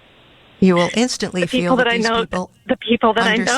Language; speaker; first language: English; native; English